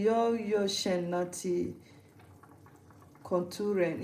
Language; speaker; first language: Swedish; non-native, learner; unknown